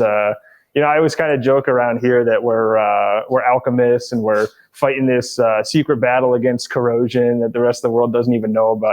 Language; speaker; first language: English; native; English